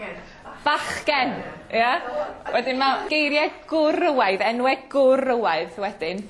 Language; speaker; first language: Welsh; native; Welsh